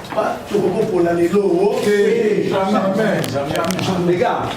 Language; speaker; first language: French; non-native, local second language; Lingala